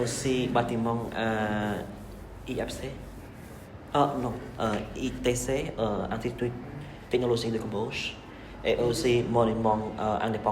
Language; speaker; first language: French; non-native, learner; Khmer